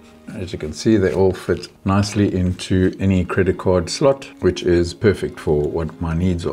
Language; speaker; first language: English; native; English